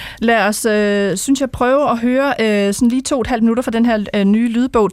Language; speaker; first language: Danish; native; Danish